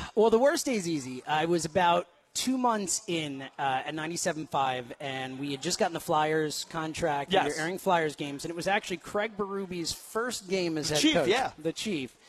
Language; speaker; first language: English; native; English